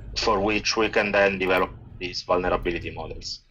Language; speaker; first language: English; non-native, fluent; Italian